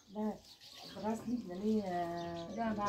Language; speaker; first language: Bulgarian; non-native, learner; Vietnamese